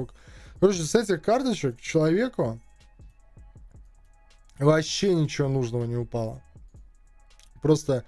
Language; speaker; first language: Russian; native; Russian